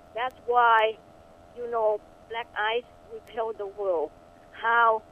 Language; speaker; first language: English; non-native, fluent; Thai